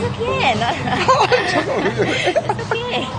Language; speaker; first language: English; non-native, learner; Vietnamese